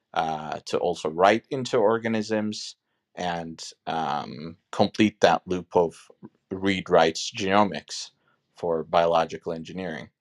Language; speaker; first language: English; non-native, fluent; Turkish